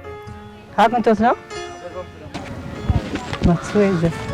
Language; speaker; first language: Hebrew; non-native, fluent; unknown